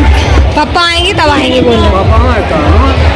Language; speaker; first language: Hindi; native; Hindi